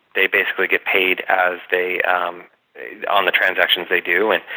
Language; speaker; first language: English; native; English